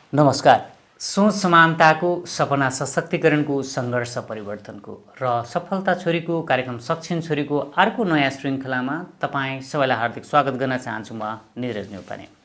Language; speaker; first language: Nepali; native; Nepali